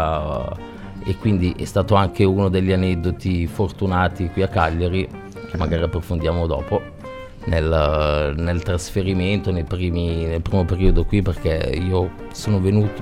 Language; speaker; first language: Italian; native; Italian